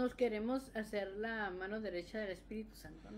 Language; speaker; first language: Spanish; native; Spanish